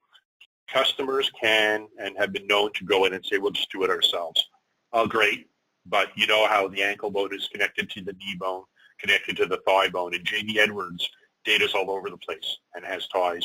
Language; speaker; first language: English; native; English